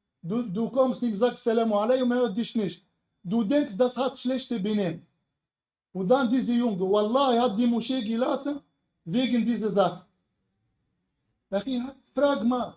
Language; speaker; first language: German; non-native, learner; Arabic